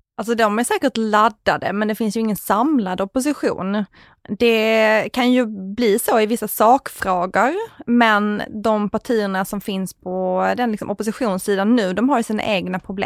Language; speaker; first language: Swedish; native; Swedish